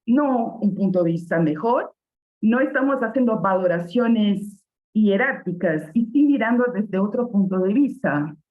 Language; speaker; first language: Spanish; non-native, fluent; Portuguese